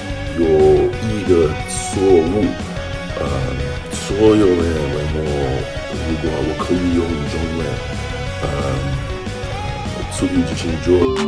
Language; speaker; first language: Chinese; non-native, learner; English